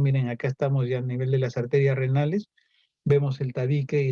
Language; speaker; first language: Spanish; native; Spanish